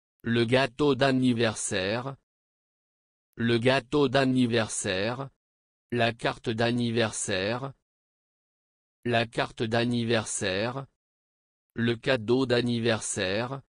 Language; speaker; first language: French; non-native, fluent; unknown